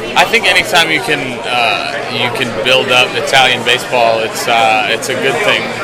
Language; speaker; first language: English; early bilingual, other home language; Italian